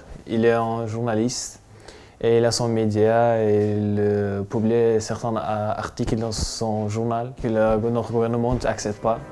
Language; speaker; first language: French; non-native, learner; Tajik